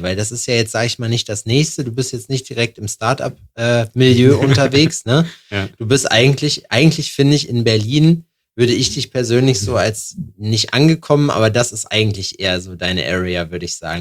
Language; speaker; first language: German; native; German